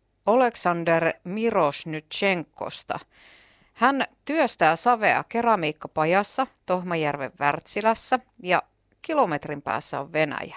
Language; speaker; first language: Finnish; native; Finnish